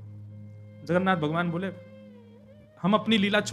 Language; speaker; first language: Hindi; native; Hindi